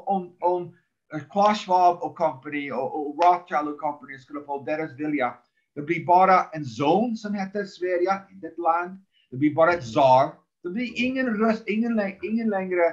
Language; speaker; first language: Swedish; non-native, fluent; English